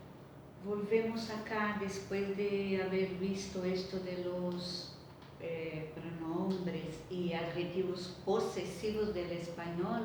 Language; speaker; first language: Spanish; non-native, fluent; Portuguese